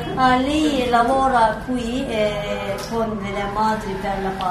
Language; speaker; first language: Italian; non-native, learner; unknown